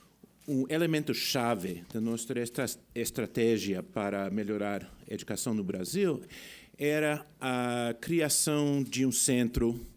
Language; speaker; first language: Portuguese; non-native, fluent; English